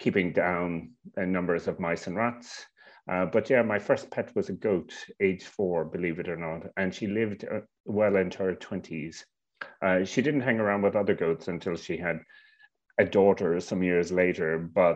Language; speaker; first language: English; native; English